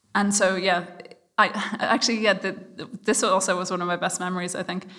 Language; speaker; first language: English; native; English